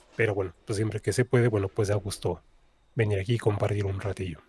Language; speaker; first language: Spanish; native; Spanish